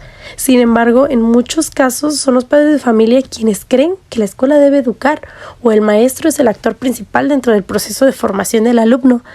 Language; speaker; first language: Spanish; native; Spanish